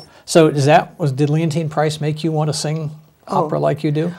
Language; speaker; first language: English; native; English